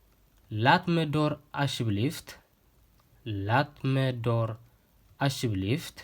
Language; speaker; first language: Dutch; non-native, fluent; Tigrinya